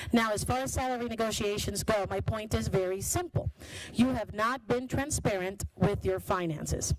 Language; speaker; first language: English; non-native, fluent; Spanish